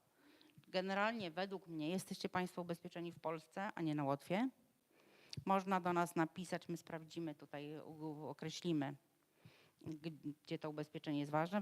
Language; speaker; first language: Polish; native; Polish